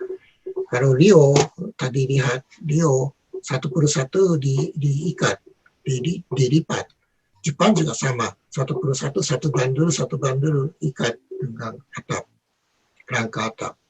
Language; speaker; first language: Indonesian; non-native, learner; Japanese